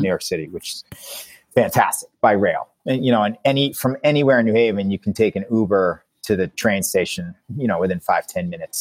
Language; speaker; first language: English; native; English